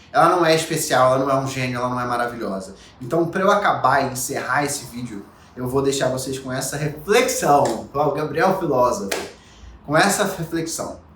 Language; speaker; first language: Portuguese; native; Portuguese